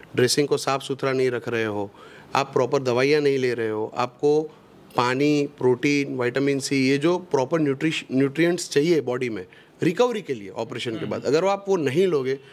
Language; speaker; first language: Hindi; non-native, local second language; Gujarati